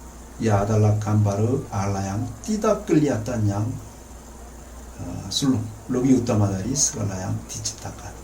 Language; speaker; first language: Indonesian; non-native, fluent; Korean